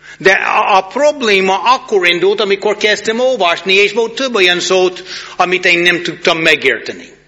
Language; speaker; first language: Hungarian; non-native, fluent; English